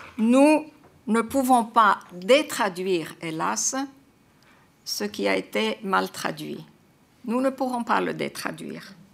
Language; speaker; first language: French; non-native, fluent; Croatian